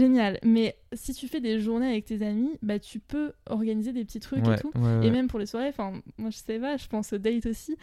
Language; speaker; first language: French; native; French